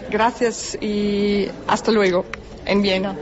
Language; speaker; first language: Spanish; non-native, fluent; German